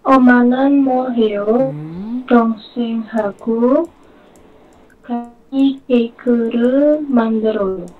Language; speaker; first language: Korean; non-native, learner; Indonesian